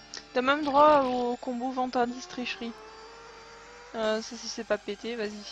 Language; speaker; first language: French; native; French